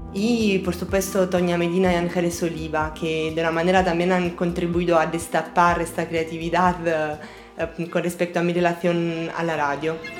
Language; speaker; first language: Spanish; non-native, fluent; Italian